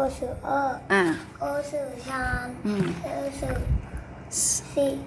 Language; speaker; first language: Chinese; non-native, learner; Thai